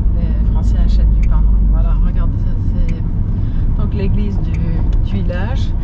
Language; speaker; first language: French; non-native, fluent; English